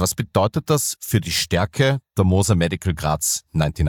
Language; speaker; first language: German; native; German